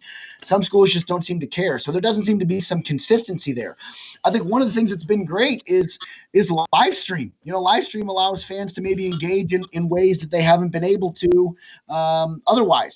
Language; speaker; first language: English; native; English